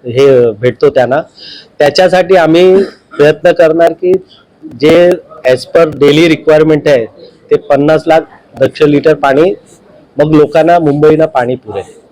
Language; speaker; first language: Marathi; non-native, local second language; Hindi